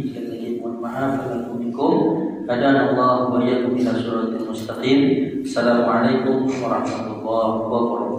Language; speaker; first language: Indonesian; native; Indonesian